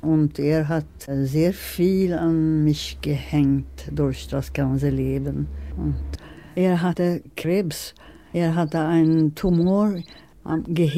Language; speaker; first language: German; non-native, fluent; Swedish